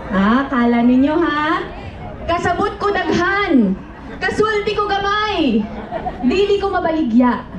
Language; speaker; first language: Cebuano; non-native, learner; Filipino